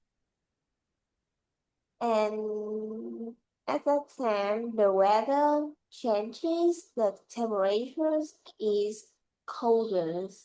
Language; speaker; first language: English; non-native, learner; Vietnamese